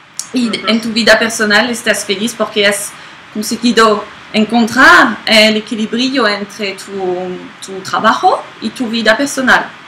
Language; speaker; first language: Spanish; non-native, fluent; French